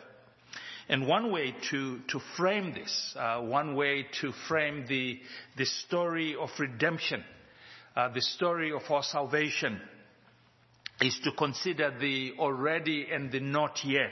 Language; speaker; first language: English; non-native, local second language; Shona